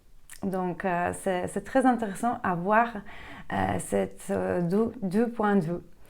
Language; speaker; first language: French; non-native, fluent; Polish